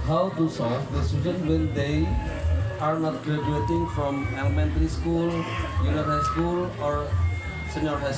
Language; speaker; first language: English; non-native, learner; Indonesian